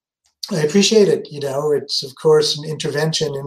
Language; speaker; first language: English; native; English